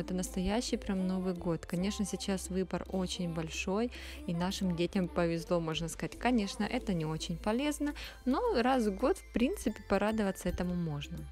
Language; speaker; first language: Russian; native; Russian